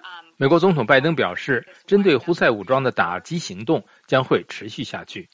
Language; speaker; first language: Chinese; native; Chinese